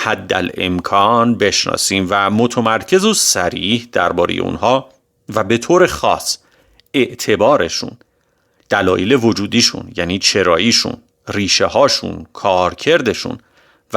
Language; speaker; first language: Persian; native; Persian